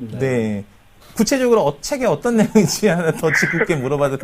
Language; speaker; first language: Korean; native; Korean